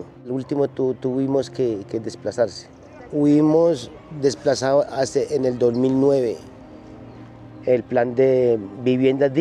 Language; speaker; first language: Spanish; non-native, local second language; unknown